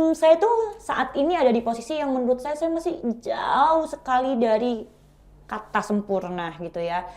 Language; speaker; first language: Indonesian; non-native, local second language; Madurese